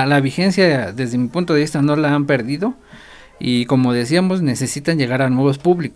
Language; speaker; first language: Spanish; native; Spanish